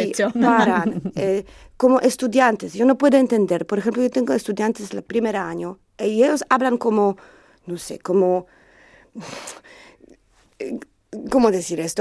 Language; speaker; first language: Spanish; non-native, learner; Polish